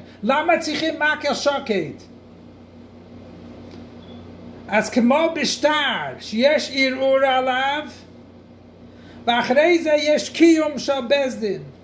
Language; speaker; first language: Hebrew; non-native, fluent; English